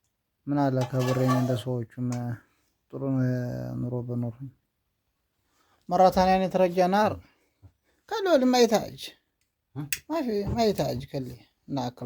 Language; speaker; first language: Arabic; non-native, learner; Amharic